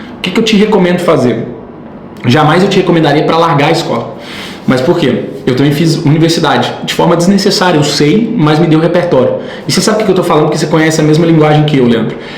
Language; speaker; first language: Portuguese; native; Portuguese